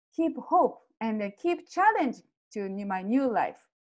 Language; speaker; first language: English; non-native, fluent; Japanese